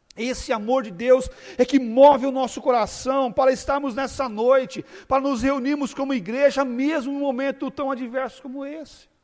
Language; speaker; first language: Portuguese; native; Portuguese